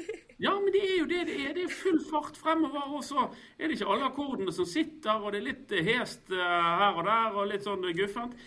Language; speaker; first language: Norwegian; native; Norwegian